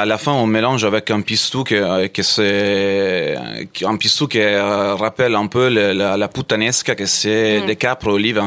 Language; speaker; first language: French; non-native, fluent; Italian